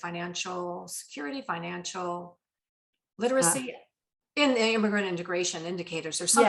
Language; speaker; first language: English; native; English